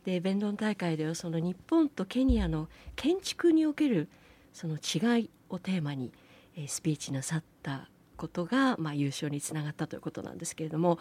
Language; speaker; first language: Japanese; native; Japanese